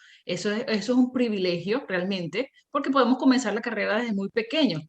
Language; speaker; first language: Spanish; native; Spanish